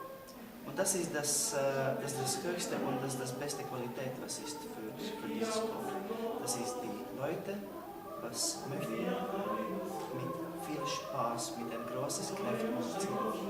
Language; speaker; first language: German; non-native, fluent; Latvian